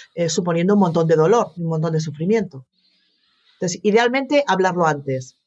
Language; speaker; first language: Spanish; native; Spanish